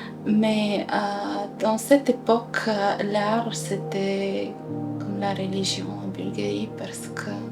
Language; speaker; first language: French; non-native, fluent; Bulgarian